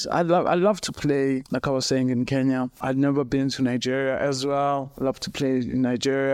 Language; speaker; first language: English; non-native, local second language; Xhosa